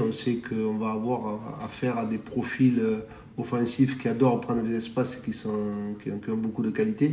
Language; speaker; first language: French; native; French